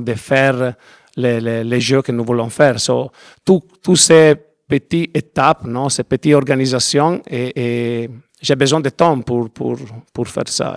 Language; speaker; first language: French; non-native, learner; Italian